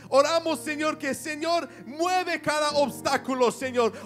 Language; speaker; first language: Spanish; early bilingual, heritage; Spanish